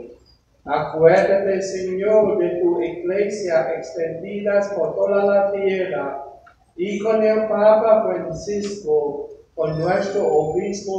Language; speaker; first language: Spanish; non-native, learner; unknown